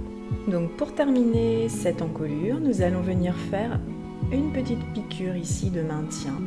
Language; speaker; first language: French; native; French